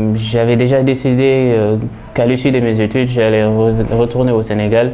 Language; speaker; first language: French; non-native, local second language; Wolof